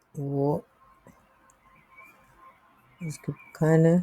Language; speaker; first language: German; non-native, learner; Bangla